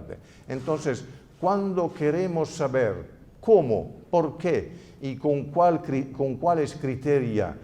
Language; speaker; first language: Spanish; non-native, fluent; Italian